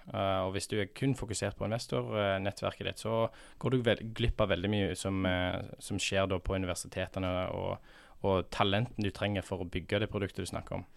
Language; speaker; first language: Norwegian; early bilingual, heritage; English